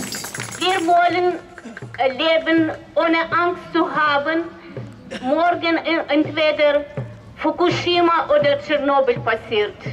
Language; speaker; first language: German; non-native, learner; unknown